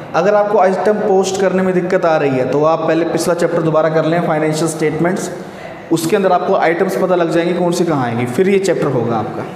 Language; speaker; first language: Hindi; native; Hindi